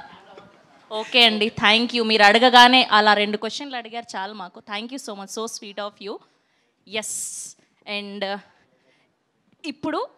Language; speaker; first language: Telugu; native; Telugu